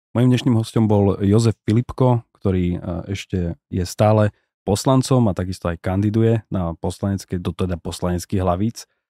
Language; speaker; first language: Slovak; native; Slovak